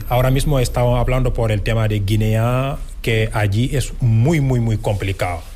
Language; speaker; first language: Spanish; non-native, fluent; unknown